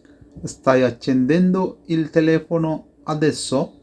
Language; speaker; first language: Italian; non-native, fluent; Sinhala